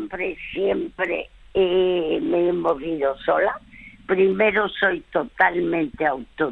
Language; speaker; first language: Spanish; early bilingual, other home language; French